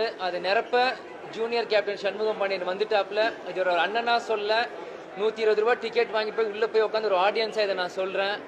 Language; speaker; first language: Tamil; native; Tamil